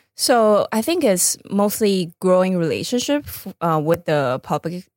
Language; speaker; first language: English; non-native, fluent; Chinese